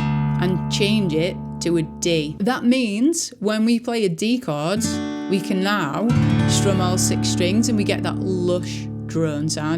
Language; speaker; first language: English; native; English